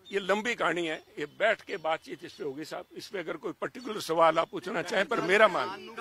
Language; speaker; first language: Hindi; native; Hindi